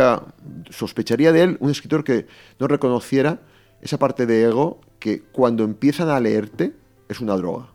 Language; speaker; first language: Spanish; native; Spanish